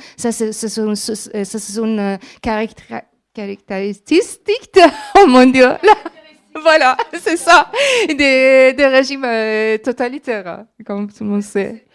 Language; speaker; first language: French; non-native, fluent; Persian